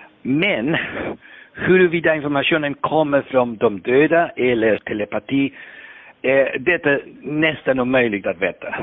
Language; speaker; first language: Swedish; non-native, fluent; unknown